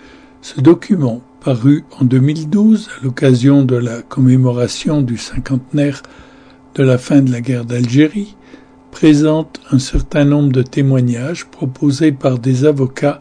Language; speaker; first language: French; native; French